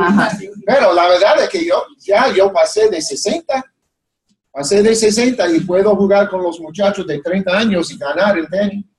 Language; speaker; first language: Spanish; non-native, fluent; English